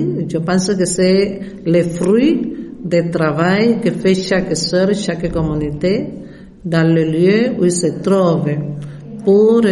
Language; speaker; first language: French; non-native, fluent; Spanish